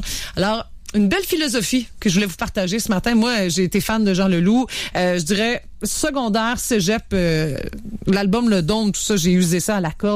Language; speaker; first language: French; native; French